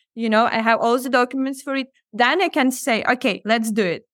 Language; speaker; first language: English; non-native, fluent; Ukrainian